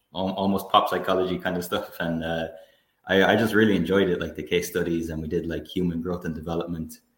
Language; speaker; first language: English; native; English